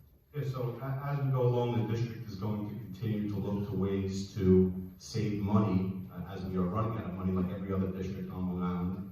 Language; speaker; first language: English; native; English